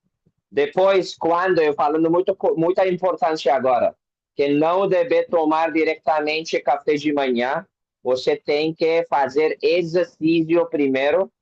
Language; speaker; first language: Portuguese; non-native, learner; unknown